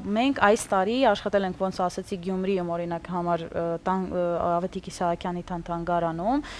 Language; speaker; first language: Armenian; early bilingual, heritage; Armenian